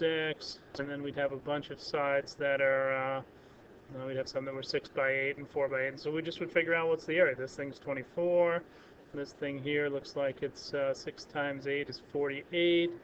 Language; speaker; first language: English; native; English